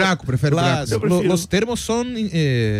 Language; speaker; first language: Spanish; non-native, learner; Portuguese